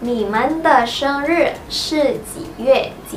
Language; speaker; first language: Chinese; non-native, fluent; Indonesian